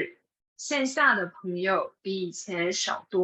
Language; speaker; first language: Chinese; non-native, fluent; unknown